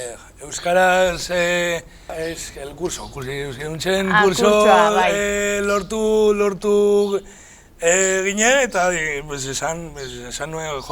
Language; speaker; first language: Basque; non-native, local second language; Spanish